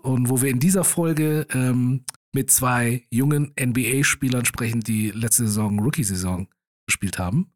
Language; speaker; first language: German; native; German